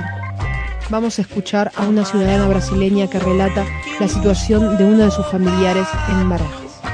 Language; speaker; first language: Spanish; native; Spanish